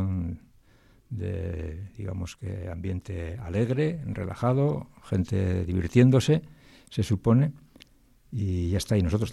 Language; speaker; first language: Spanish; native; Spanish